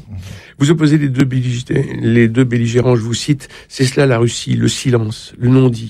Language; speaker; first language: French; native; French